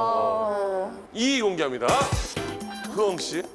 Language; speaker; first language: Korean; native; Korean